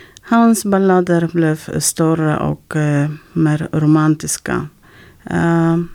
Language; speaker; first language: Swedish; non-native, learner; Arabic